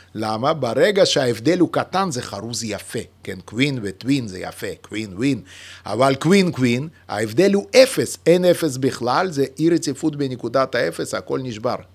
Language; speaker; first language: Hebrew; non-native, fluent; Yiddish